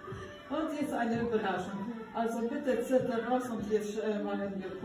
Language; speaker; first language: German; non-native, learner; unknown